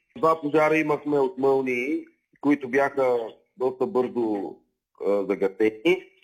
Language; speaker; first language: Bulgarian; native; Bulgarian